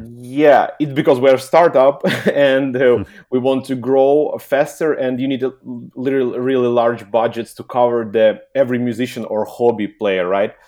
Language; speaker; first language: English; non-native, learner; Ukrainian